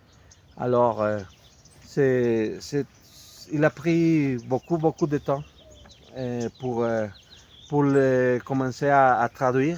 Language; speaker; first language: French; non-native, fluent; Spanish